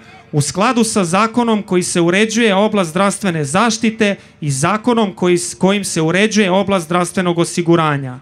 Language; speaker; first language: Serbian; native; Serbian